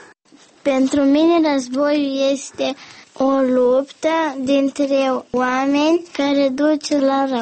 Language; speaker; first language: Romanian; early bilingual, other home language; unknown